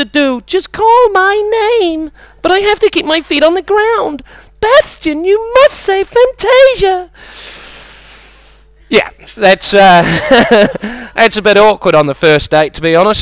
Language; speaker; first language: English; native; English